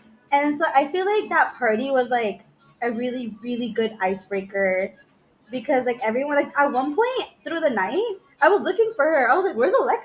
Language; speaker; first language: English; early bilingual, other home language; Spanish